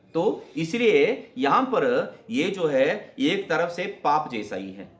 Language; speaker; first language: Hindi; non-native, local second language; Kannada